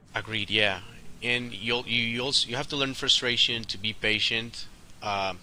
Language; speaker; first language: English; non-native, fluent; Spanish